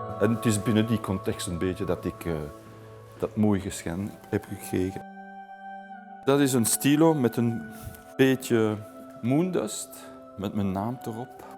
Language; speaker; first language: Dutch; non-native, local second language; French